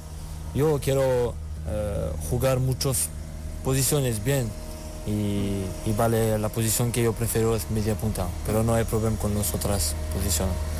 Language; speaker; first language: Spanish; non-native, learner; French